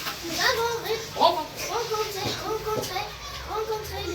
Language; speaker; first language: French; non-native, learner; Arabic